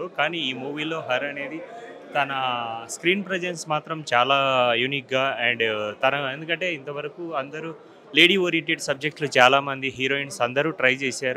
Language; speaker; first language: Telugu; native; Telugu